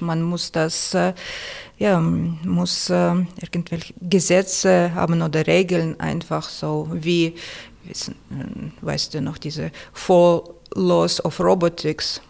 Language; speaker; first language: German; non-native, fluent; Russian